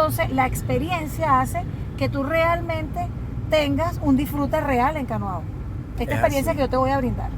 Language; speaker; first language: Spanish; native; Spanish